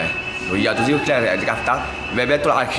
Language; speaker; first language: Greek; non-native, learner; Chinese